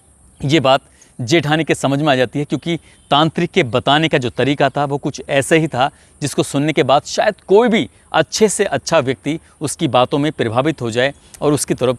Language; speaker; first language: Hindi; native; Hindi